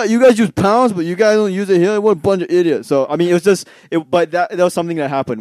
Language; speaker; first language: English; non-native, local second language; Chinese